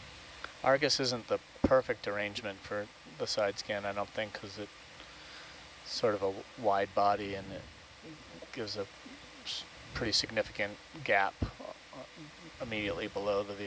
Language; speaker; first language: English; native; English